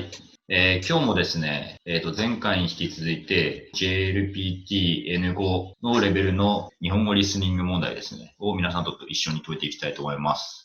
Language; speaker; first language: Japanese; native; Japanese